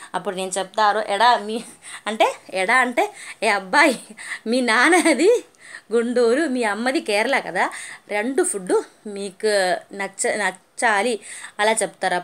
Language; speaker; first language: Telugu; non-native, learner; Malayalam